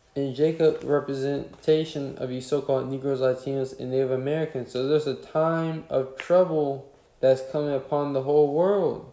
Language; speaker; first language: English; native; English